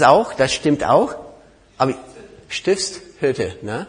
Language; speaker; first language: German; non-native, fluent; English